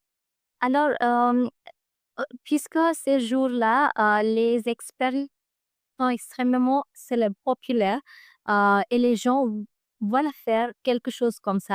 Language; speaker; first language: French; non-native, fluent; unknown